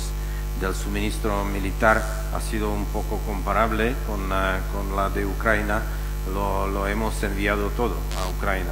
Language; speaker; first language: Spanish; non-native, fluent; Czech